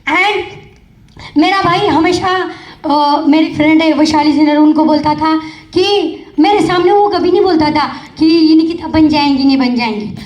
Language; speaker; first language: Hindi; non-native, local second language; Marathi